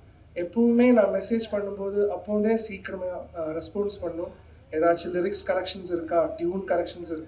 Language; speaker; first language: Tamil; non-native, learner; Malayalam